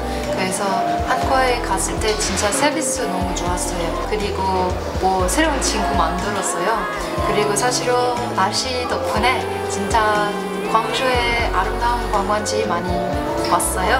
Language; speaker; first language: Korean; non-native, learner; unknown